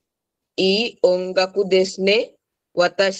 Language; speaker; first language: Japanese; non-native, learner; Sinhala